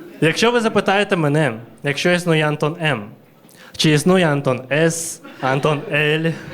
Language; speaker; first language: Ukrainian; early bilingual, other home language; Russian